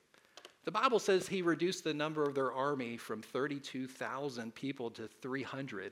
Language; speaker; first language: English; native; English